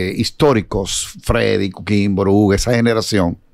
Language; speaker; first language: Spanish; native; Spanish